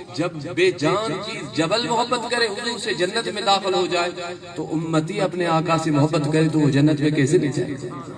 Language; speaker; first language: Urdu; non-native, local second language; Sindhi